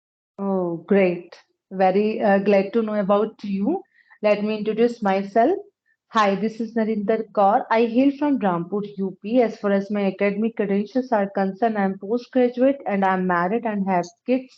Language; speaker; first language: English; non-native, local second language; Punjabi